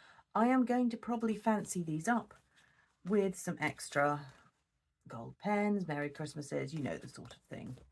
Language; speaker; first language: English; native; English